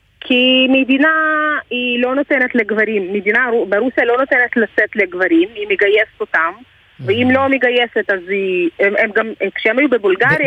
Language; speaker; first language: Hebrew; non-native, fluent; Russian